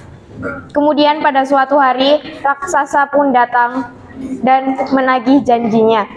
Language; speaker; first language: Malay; non-native, local second language; Javanese